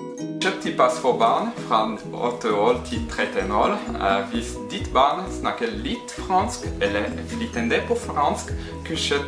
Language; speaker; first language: Norwegian; non-native, learner; French